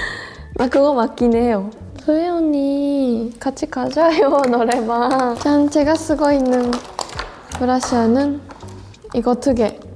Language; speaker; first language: Korean; non-native, fluent; Japanese